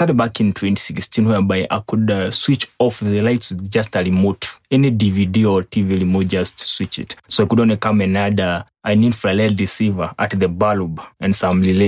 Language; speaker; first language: English; non-native, local second language; Kikuyu